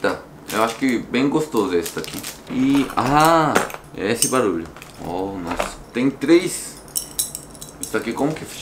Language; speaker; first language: Portuguese; non-native, fluent; Korean